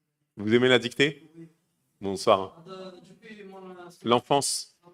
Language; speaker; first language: French; native; French